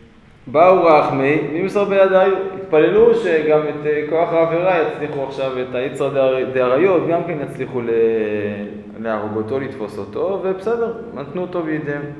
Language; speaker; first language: Hebrew; native; Hebrew